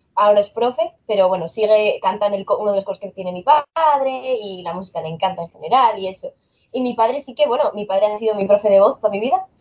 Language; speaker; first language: Spanish; native; Spanish